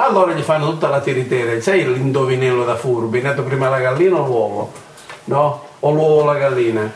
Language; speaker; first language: Italian; non-native, fluent; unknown